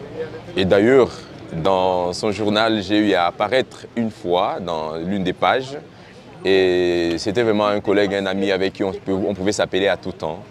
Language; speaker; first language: French; non-native, local second language; Swahili